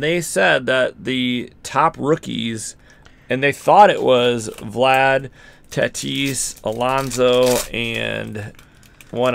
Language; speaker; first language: English; native; English